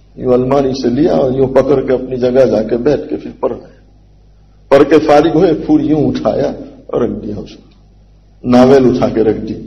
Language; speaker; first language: Urdu; non-native, local second language; Gujarati